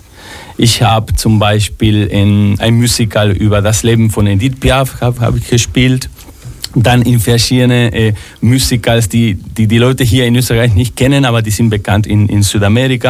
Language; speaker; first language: German; non-native, fluent; Spanish